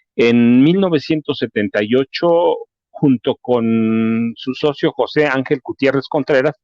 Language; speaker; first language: Spanish; native; Spanish